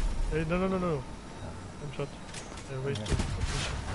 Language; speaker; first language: English; non-native, learner; German